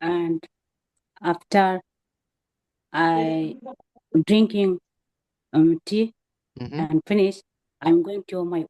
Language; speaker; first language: English; non-native, learner; Bangla